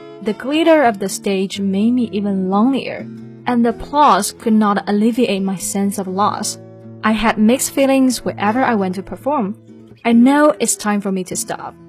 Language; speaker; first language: English; non-native, fluent; Chinese